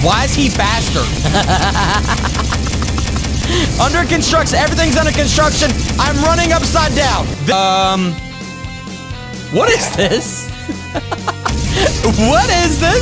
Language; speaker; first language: English; native; English